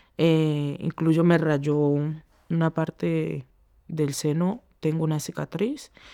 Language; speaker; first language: Spanish; native; Spanish